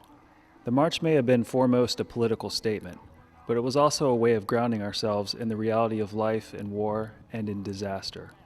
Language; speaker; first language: English; native; English